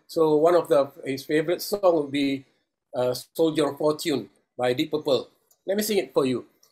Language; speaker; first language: English; non-native, local second language; Malay